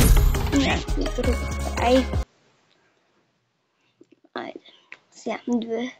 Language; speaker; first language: Bulgarian; native; Bulgarian